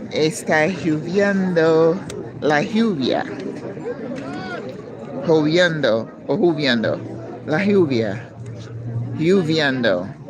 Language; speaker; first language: Spanish; non-native, learner; English